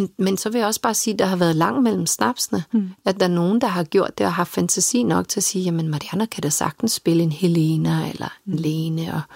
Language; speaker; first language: Danish; early bilingual, other home language; Serbian